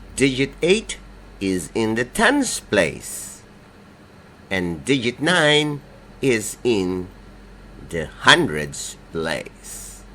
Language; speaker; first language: English; non-native, local second language; Filipino